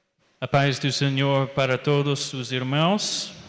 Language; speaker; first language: Portuguese; non-native, learner; English